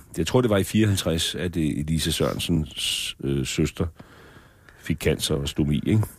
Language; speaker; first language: Danish; native; Danish